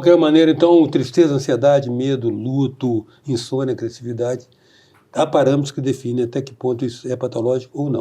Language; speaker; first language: Portuguese; native; Portuguese